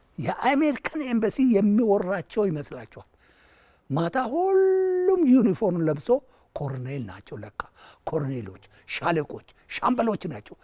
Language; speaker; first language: Amharic; non-native, local second language; Wolaytta